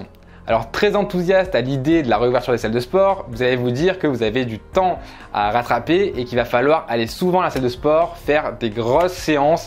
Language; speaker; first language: French; native; French